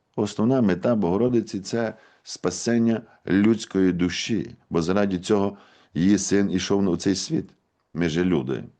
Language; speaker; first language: Ukrainian; native; Ukrainian